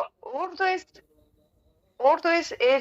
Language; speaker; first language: English; non-native, learner; Persian